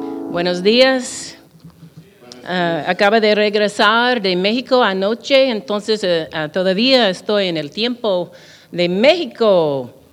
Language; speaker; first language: Spanish; non-native, fluent; English